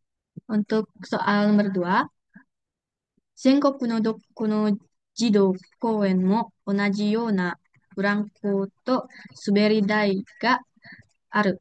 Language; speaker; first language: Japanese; non-native, learner; Indonesian